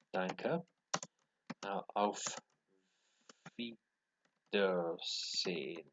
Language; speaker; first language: German; non-native, learner; English